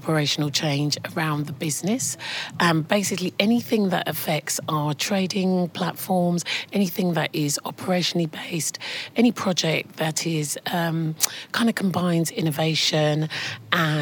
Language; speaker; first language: English; native; English